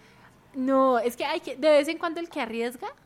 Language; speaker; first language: Spanish; native; Spanish